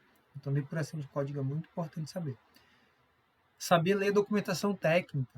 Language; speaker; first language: Portuguese; native; Portuguese